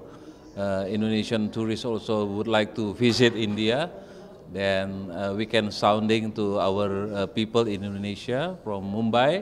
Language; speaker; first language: English; non-native, fluent; Indonesian